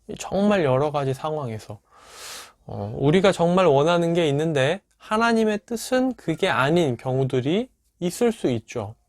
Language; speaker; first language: Korean; native; Korean